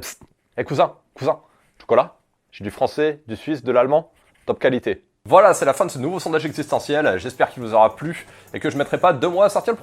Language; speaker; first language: French; native; French